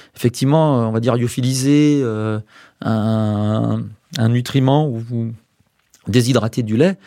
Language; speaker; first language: French; native; French